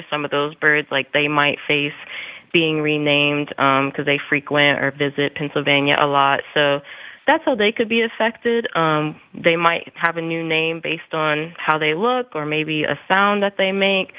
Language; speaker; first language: English; native; English